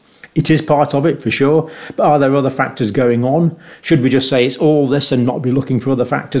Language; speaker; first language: English; native; English